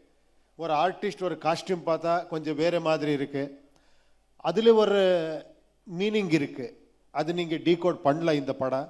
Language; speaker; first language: Tamil; non-native, learner; Kannada